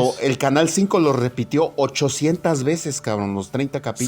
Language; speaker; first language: Spanish; native; Spanish